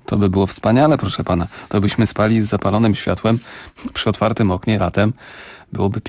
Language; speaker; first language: Polish; native; Polish